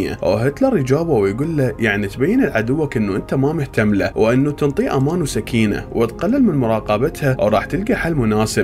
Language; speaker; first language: Arabic; native; Arabic